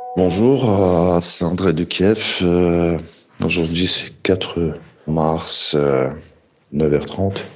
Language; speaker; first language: French; non-native, fluent; Ukrainian